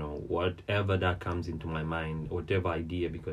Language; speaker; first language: English; non-native, local second language; Swahili